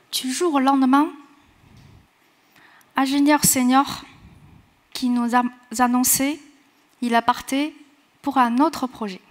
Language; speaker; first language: French; non-native, fluent; Chinese